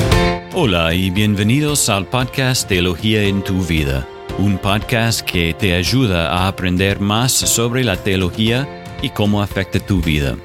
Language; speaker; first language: Spanish; non-native, fluent; English